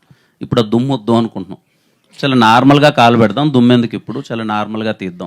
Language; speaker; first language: Telugu; native; Telugu